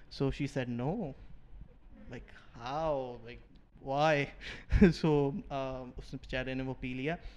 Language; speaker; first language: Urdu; native; Urdu